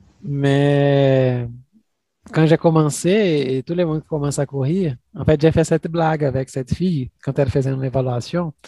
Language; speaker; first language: French; non-native, fluent; Portuguese